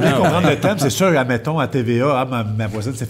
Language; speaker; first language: French; native; French